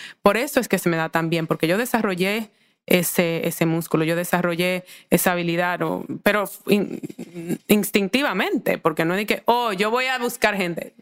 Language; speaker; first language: Spanish; native; Spanish